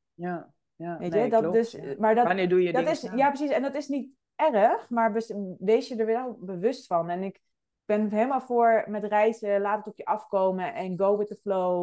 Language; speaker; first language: Dutch; native; Dutch